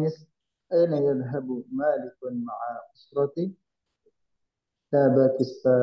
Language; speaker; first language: Arabic; non-native, learner; Indonesian